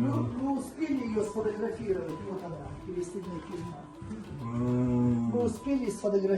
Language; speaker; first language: Russian; native; Russian